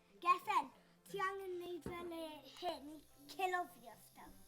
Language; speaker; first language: Welsh; non-native, local second language; English